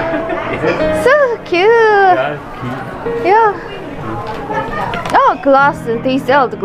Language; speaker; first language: English; non-native, learner; Korean